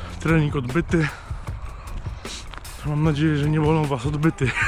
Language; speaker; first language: Polish; native; Polish